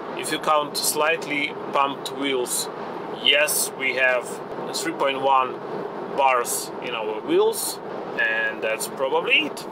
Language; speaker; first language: English; non-native, fluent; Ukrainian